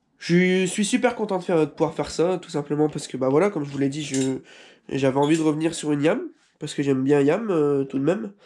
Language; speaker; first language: French; native; French